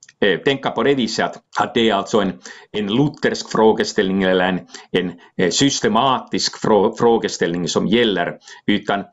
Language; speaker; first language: Swedish; non-native, local second language; Finnish